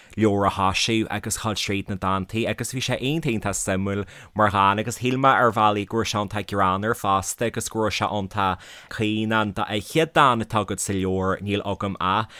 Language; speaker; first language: Irish; native; Irish